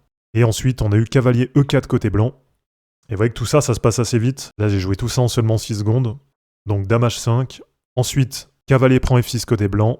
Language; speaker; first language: French; native; French